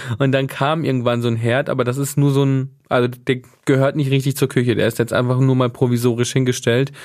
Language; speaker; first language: German; native; German